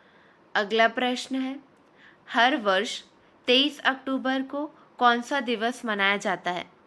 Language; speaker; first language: Hindi; native; Hindi